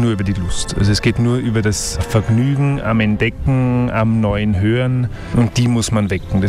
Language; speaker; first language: German; native; German